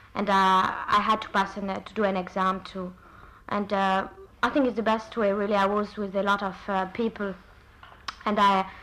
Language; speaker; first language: English; non-native, fluent; French